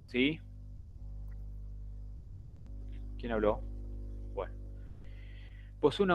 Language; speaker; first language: Spanish; native; Spanish